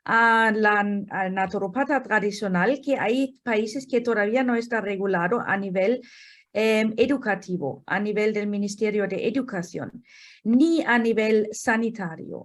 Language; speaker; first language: Spanish; non-native, fluent; German